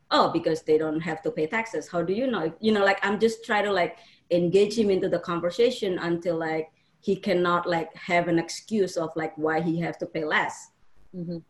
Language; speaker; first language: English; non-native, fluent; Indonesian